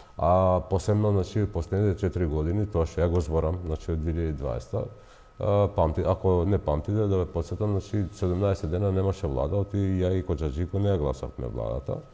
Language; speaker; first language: Macedonian; non-native, local second language; Albanian